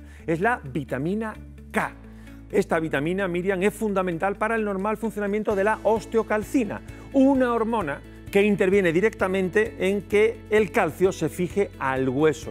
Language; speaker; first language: Spanish; native; Spanish